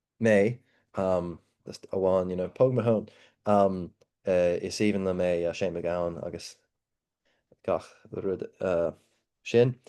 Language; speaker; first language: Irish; non-native, learner; English